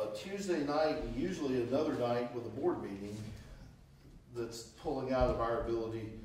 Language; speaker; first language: English; native; English